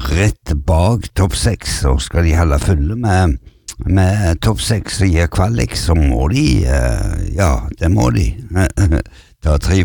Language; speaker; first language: Norwegian; native; Norwegian